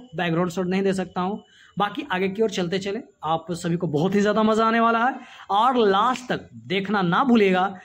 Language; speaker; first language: Hindi; native; Hindi